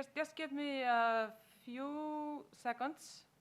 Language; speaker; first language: English; non-native, fluent; Icelandic